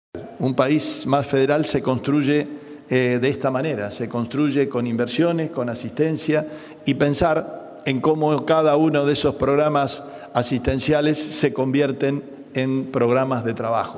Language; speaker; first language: Spanish; native; Spanish